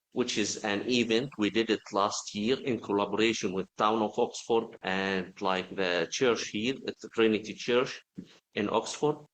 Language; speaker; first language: English; non-native, fluent; Arabic